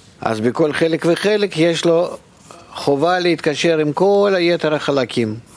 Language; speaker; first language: Hebrew; non-native, fluent; Russian